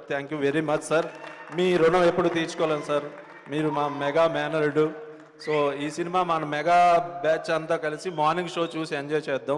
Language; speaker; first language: Telugu; native; Telugu